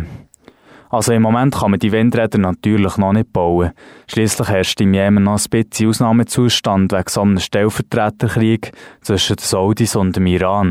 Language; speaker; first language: German; native; German